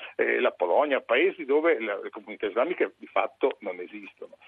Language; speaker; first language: Italian; non-native, fluent; Arabic